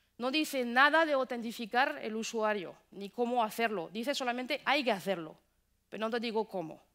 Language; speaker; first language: Spanish; non-native, fluent; French